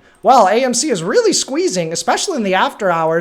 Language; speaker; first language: English; native; English